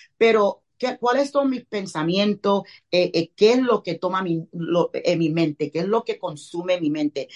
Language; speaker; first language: Spanish; early bilingual, heritage; Spanish